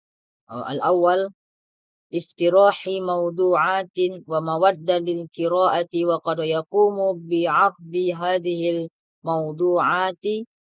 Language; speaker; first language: Arabic; non-native, learner; Indonesian